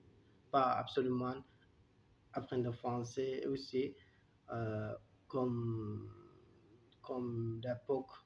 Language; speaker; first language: French; non-native, learner; Turkish